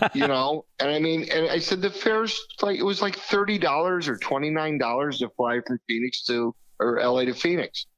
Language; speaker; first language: English; native; English